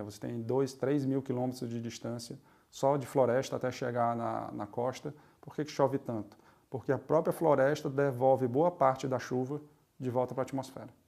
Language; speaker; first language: Portuguese; native; Portuguese